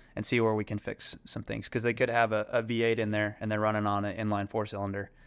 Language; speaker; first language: English; native; English